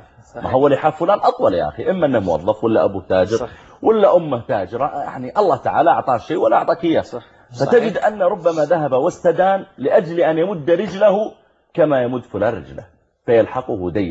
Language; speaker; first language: Arabic; native; Arabic